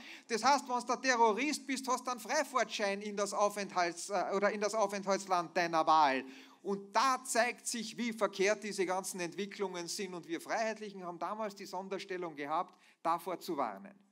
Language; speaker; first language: German; native; German